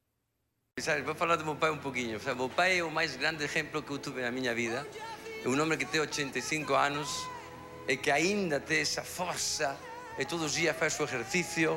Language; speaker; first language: Portuguese; non-native, fluent; Spanish